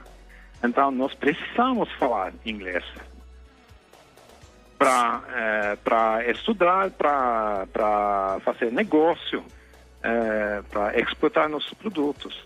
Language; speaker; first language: Portuguese; non-native, fluent; Norwegian